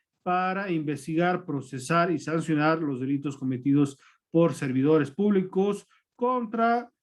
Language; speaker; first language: Spanish; native; Spanish